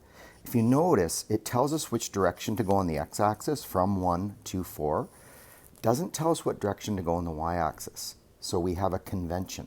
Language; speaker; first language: English; native; English